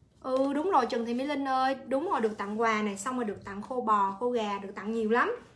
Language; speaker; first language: Vietnamese; native; Vietnamese